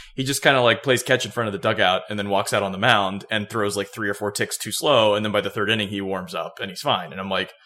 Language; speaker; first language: English; native; English